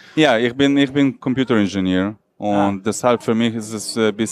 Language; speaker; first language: German; non-native, learner; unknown